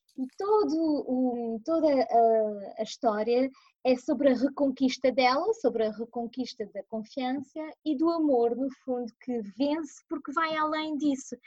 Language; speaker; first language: Portuguese; early bilingual, heritage; Portuguese